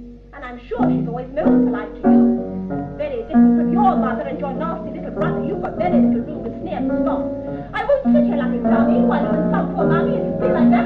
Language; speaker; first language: English; native; English